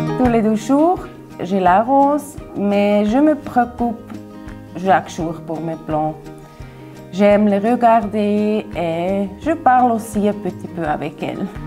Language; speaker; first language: French; non-native, local second language; German